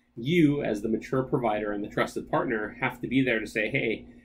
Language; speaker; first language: English; native; English